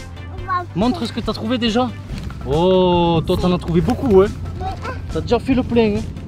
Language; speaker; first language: French; native; French